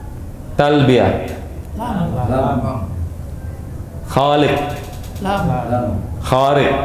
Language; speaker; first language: Arabic; non-native, fluent; Indonesian